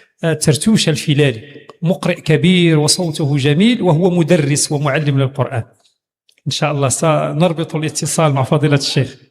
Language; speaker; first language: Arabic; native; Arabic